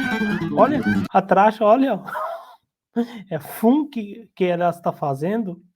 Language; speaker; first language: Portuguese; non-native, learner; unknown